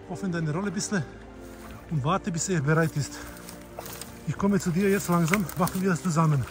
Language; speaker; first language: German; non-native, learner; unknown